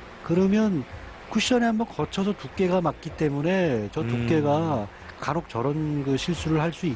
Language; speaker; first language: Korean; native; Korean